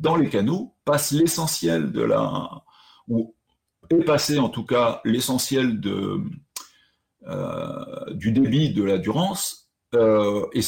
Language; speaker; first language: French; native; French